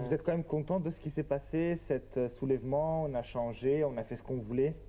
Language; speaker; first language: French; native; French